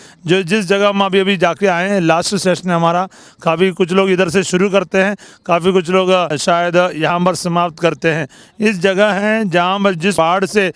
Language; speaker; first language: Hindi; native; Hindi